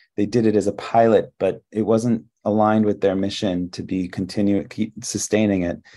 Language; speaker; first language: English; early bilingual, other home language; Hebrew